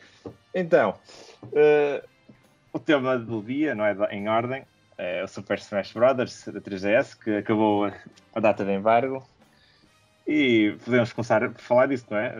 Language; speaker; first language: Portuguese; native; Portuguese